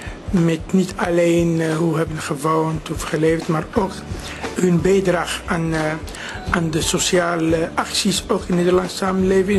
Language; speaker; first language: Dutch; non-native, fluent; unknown